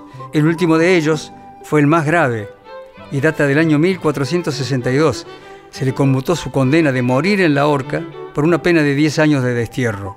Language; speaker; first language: Spanish; native; Spanish